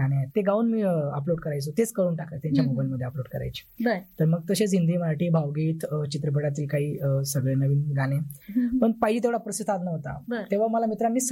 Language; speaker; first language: Marathi; non-native, local second language; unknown